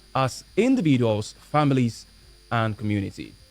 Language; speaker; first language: English; non-native, local second language; Yoruba